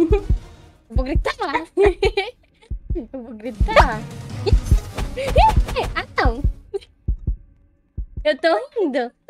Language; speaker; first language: Portuguese; native; Portuguese